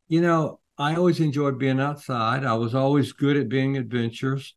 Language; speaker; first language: English; native; English